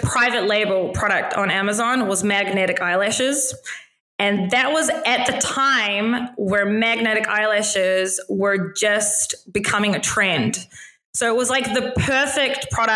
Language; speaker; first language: English; native; English